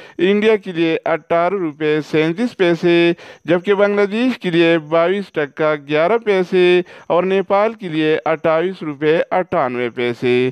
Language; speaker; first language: Urdu; non-native, local second language; Pashto